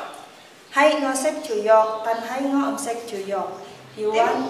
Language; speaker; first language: Cantonese; non-native, learner; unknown